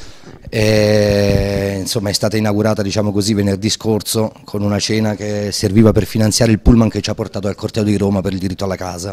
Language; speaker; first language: Italian; native; Italian